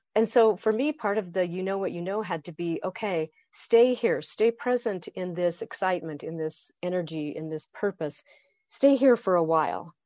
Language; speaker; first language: English; native; English